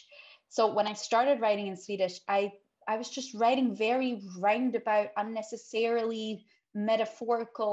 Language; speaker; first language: English; non-native, fluent; Swedish